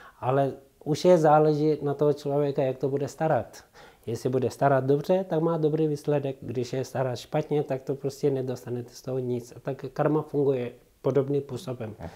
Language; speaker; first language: Czech; non-native, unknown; Tibetan